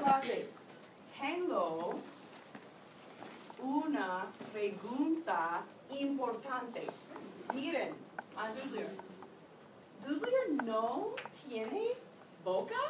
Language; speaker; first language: Spanish; non-native, learner; English